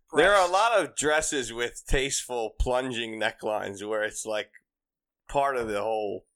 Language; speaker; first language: English; native; English